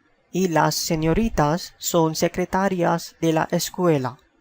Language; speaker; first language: Spanish; non-native, fluent; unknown